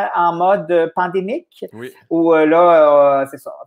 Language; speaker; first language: French; native; French